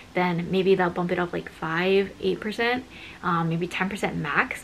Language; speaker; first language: English; native; English